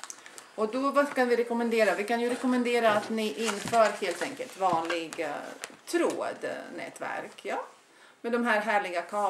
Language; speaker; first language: Swedish; non-native, fluent; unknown